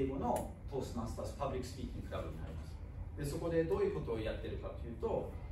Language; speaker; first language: Japanese; non-native, fluent; German